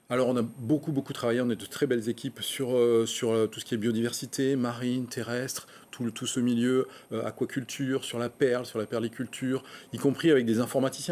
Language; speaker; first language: French; native; French